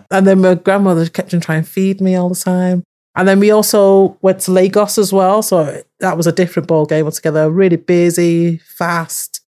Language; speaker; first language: English; early bilingual, other home language; Yoruba